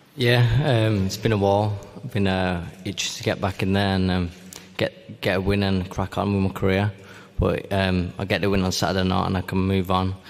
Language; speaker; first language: English; native; English